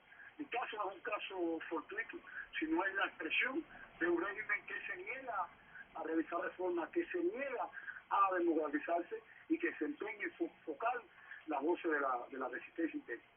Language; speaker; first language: Spanish; native; Spanish